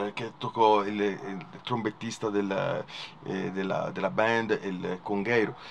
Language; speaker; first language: Spanish; non-native, learner; Italian